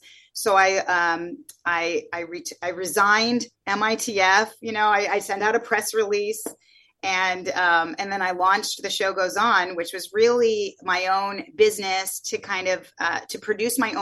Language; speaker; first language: English; native; English